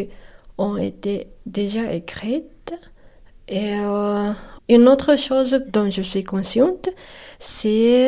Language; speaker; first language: French; non-native, fluent; Japanese